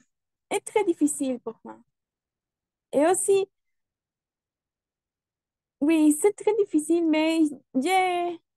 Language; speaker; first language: French; non-native, learner; Spanish